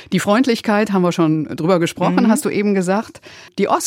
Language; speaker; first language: German; native; German